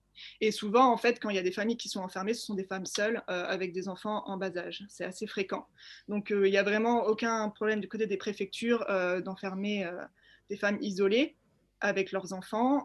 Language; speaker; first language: French; native; French